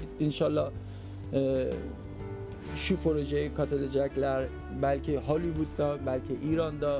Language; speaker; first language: Turkish; non-native, fluent; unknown